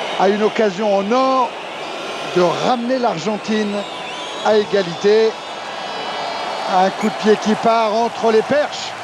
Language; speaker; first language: French; native; French